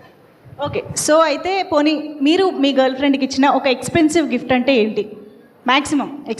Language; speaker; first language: Telugu; native; Telugu